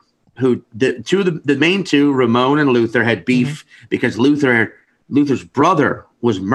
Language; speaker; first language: English; native; English